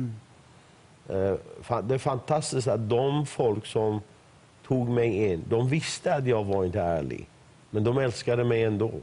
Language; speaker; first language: Swedish; non-native, fluent; Persian